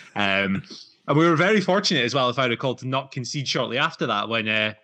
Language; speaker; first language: English; native; English